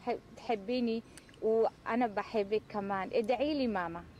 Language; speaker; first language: Arabic; native; Arabic